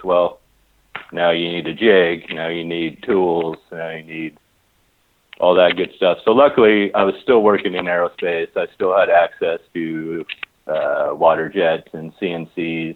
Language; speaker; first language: English; native; English